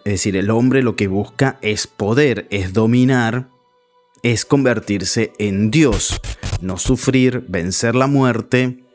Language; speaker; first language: Spanish; native; Spanish